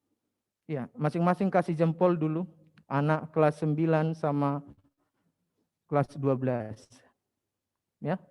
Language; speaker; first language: Indonesian; native; Indonesian